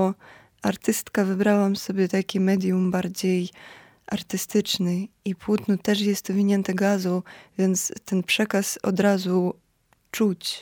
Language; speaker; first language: Polish; non-native, fluent; Ukrainian